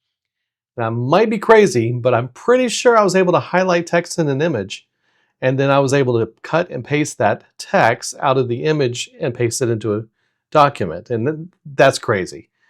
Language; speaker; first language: English; native; English